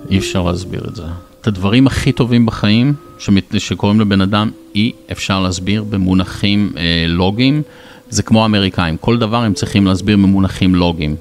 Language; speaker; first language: Hebrew; native; Hebrew